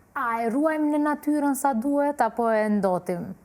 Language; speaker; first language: Albanian; native; Albanian